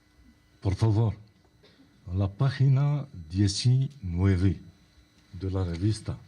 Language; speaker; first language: Spanish; non-native, fluent; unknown